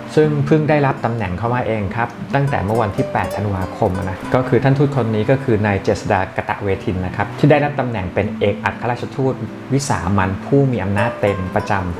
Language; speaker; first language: Thai; native; Thai